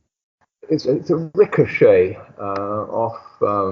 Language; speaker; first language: English; native; English